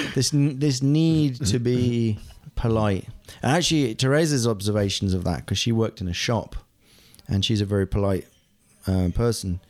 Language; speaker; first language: English; non-native, local second language; German